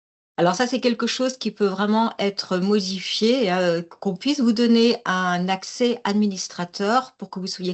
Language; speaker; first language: French; native; French